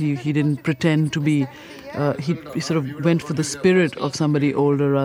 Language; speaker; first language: English; non-native, local second language; Punjabi